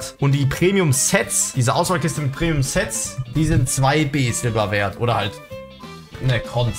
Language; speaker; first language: German; native; German